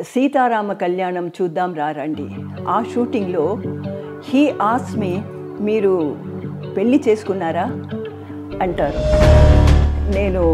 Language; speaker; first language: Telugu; non-native, learner; Tamil